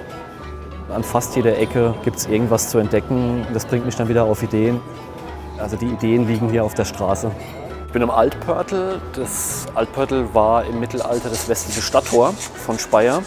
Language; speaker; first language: German; native; German